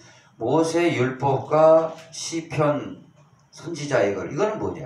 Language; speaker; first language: Korean; native; Korean